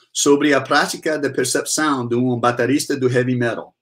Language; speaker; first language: Portuguese; non-native, fluent; English